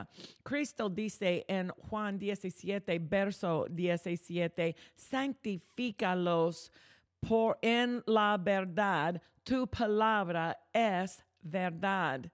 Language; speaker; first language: Spanish; non-native, fluent; English